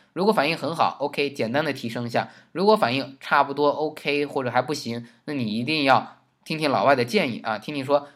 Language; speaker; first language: Chinese; native; Chinese